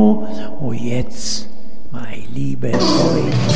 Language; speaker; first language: German; non-native, fluent; Italian